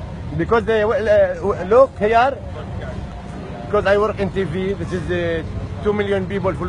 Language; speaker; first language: English; non-native, learner; Arabic